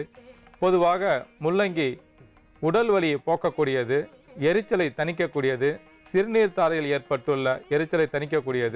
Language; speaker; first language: Tamil; native; Tamil